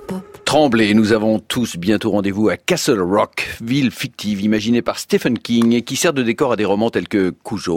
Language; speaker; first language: French; native; French